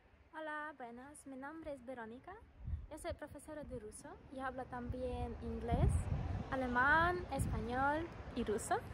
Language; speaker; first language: Spanish; non-native, fluent; Russian